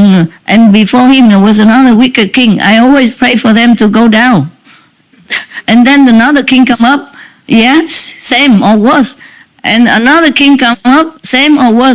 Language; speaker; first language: English; non-native, fluent; Vietnamese